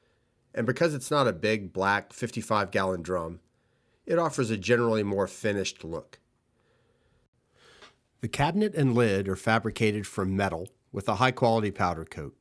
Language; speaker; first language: English; native; English